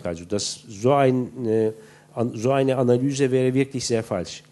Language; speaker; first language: German; non-native, fluent; Turkish